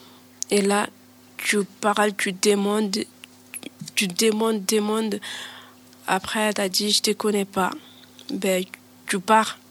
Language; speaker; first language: French; non-native, learner; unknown